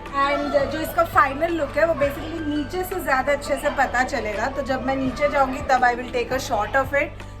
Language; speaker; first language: Hindi; non-native, local second language; Bangla